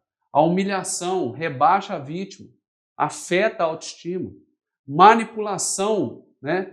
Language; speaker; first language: Portuguese; native; Portuguese